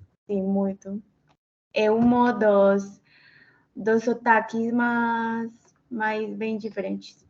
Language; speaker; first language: Portuguese; non-native, learner; Spanish